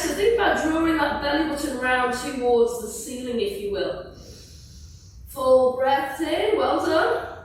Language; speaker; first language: English; native; English